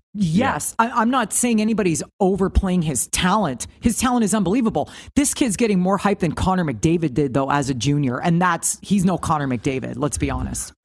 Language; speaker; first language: English; native; English